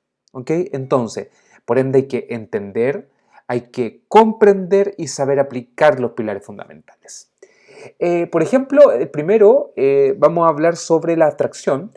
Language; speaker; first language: Spanish; native; Spanish